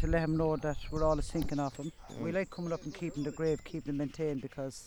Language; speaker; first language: English; native; English